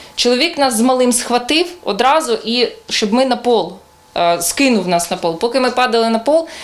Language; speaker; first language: Ukrainian; native; Ukrainian